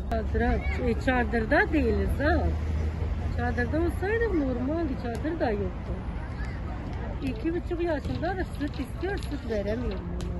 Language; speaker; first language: Turkish; non-native, local second language; Kurdish